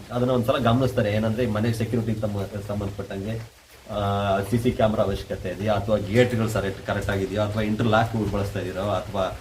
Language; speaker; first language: Kannada; native; Kannada